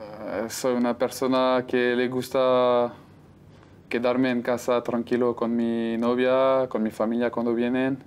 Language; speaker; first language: Spanish; non-native, fluent; French